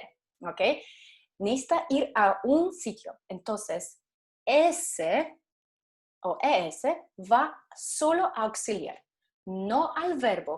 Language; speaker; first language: Spanish; non-native, fluent; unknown